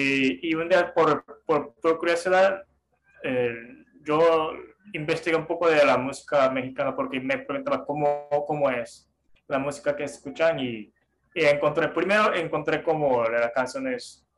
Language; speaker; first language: Spanish; non-native, fluent; Japanese